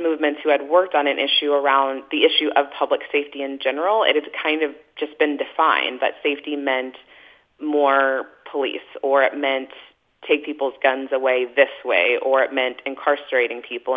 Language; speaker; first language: English; native; English